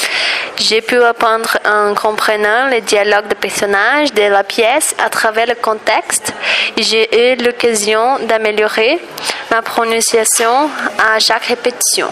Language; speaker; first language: French; non-native, learner; Portuguese